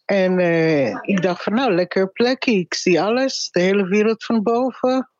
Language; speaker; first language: Dutch; non-native, fluent; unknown